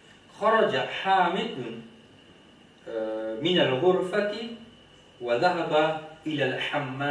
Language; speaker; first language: Arabic; non-native, learner; Haitian Creole